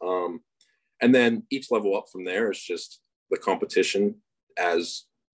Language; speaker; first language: English; native; English